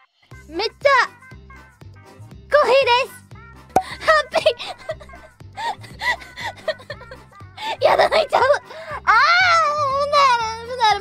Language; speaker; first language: Japanese; non-native, learner; Indonesian